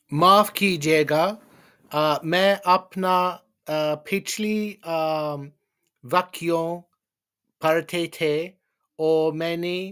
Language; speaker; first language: Hindi; non-native, learner; English